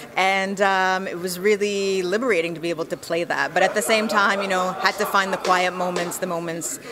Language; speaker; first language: English; early bilingual, other home language; French